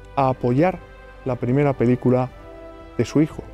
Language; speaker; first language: Spanish; native; Spanish